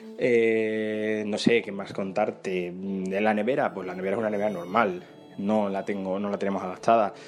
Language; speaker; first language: Spanish; native; Spanish